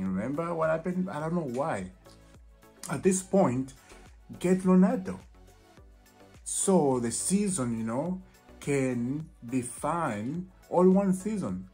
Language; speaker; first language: English; non-native, fluent; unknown